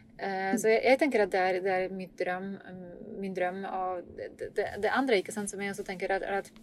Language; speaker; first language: Norwegian; non-native, fluent; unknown